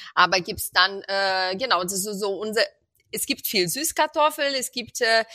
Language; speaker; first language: German; non-native, fluent; Portuguese